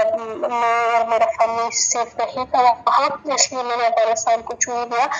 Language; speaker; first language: Hindi; non-native, learner; Persian